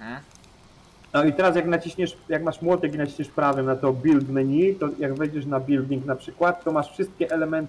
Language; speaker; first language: Polish; native; Polish